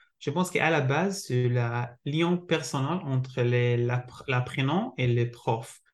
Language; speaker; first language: French; non-native, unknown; Hebrew